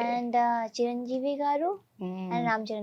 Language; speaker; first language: Telugu; non-native, learner; Hindi